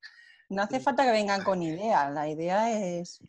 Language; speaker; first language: Spanish; native; Spanish